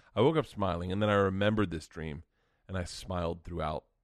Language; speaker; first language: English; native; English